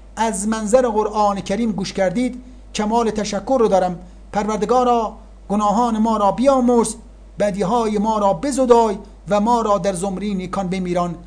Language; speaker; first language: Persian; native; Persian